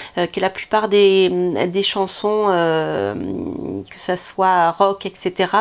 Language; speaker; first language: French; native; French